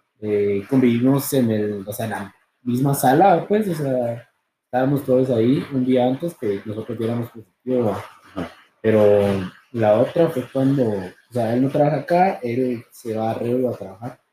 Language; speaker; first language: Spanish; native; Spanish